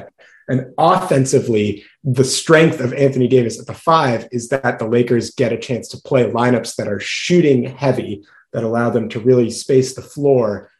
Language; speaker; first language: English; native; English